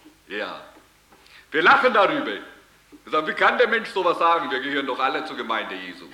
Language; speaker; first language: German; early bilingual, heritage; German